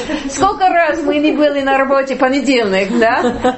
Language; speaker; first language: Russian; non-native, learner; English